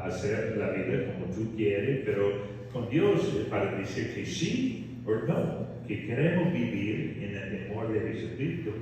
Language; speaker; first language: Spanish; non-native, fluent; English